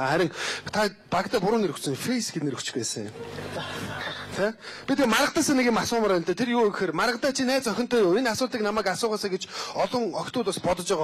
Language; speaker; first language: Mongolian; native; Mongolian